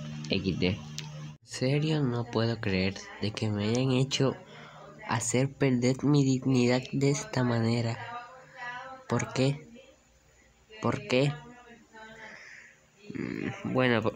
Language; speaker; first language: Spanish; native; Spanish